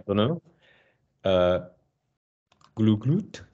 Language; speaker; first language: French; non-native, learner; English